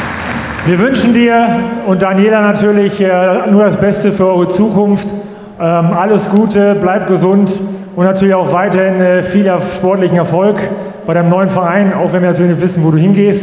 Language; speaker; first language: German; native; German